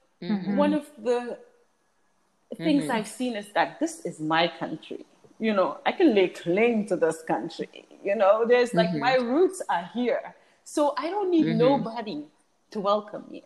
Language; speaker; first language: English; native; English